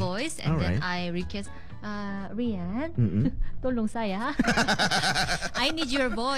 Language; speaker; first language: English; non-native, learner; Korean